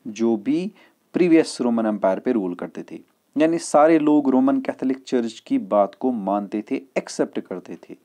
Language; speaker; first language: Hindi; non-native, local second language; Kashmiri